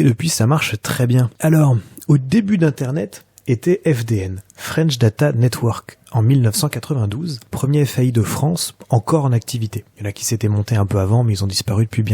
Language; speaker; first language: French; native; French